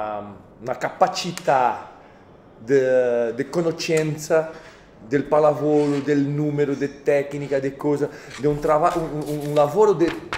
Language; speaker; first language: Italian; non-native, fluent; Portuguese